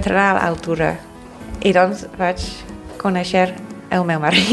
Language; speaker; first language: Catalan; non-native, fluent; English